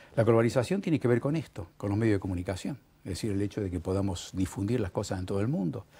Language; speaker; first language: Spanish; native; Spanish